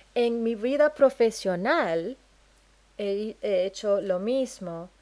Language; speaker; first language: Spanish; non-native, fluent; English